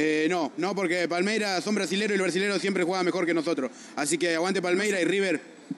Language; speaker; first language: Spanish; native; Spanish